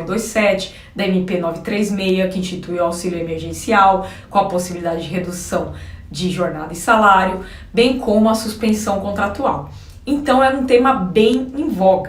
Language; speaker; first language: Portuguese; native; Portuguese